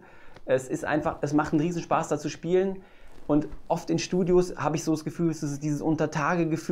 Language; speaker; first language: German; native; German